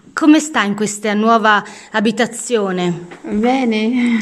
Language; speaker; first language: Italian; native; Italian